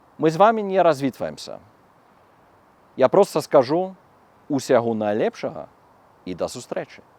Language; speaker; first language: Belarusian; non-native, learner; German